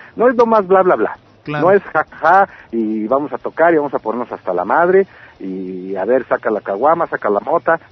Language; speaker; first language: Spanish; native; Spanish